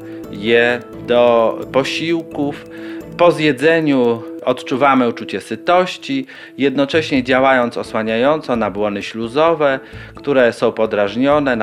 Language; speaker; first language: Polish; native; Polish